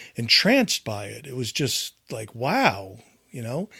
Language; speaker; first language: English; native; English